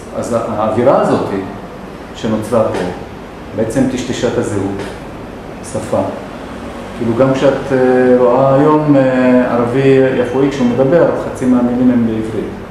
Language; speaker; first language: Hebrew; non-native, local second language; Arabic